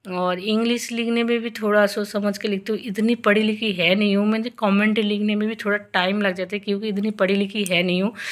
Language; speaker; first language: Hindi; non-native, local second language; Bangla